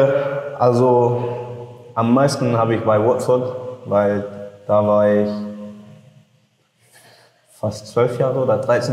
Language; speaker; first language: German; early bilingual, heritage; English